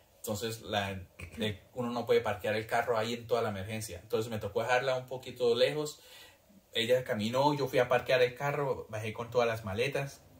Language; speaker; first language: Spanish; early bilingual, heritage; Spanish